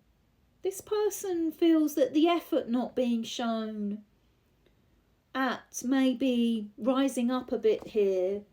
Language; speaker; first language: English; native; English